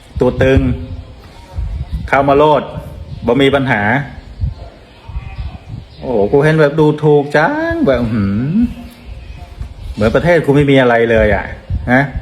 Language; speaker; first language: Thai; non-native, fluent; Khmer